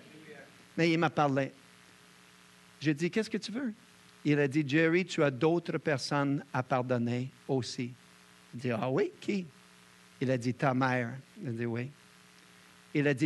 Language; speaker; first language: French; native; French